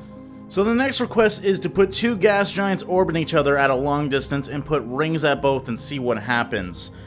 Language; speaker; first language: English; native; English